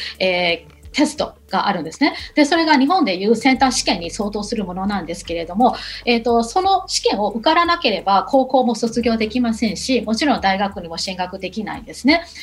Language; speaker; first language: Japanese; non-native, fluent; Burmese